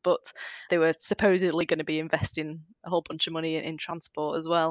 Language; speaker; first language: English; native; English